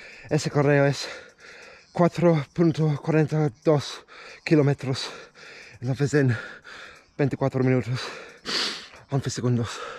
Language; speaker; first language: Spanish; non-native, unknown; English